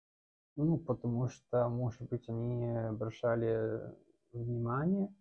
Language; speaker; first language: Russian; non-native, fluent; English